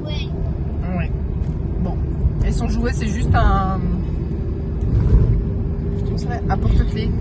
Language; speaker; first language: French; native; French